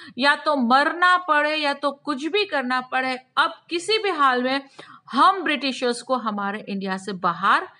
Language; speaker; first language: Hindi; non-native, local second language; Gujarati